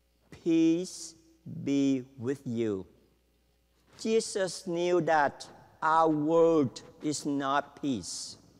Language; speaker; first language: English; non-native, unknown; Vietnamese